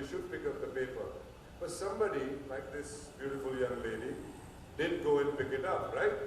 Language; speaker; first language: English; non-native, local second language; Hindi